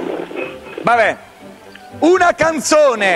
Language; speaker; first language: Italian; native; Italian